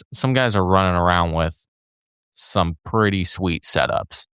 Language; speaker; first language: English; native; English